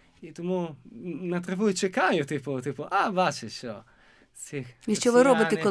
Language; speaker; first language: Ukrainian; non-native, fluent; Italian